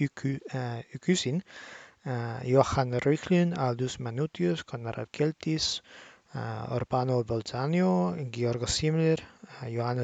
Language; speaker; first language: Greek; non-native, learner; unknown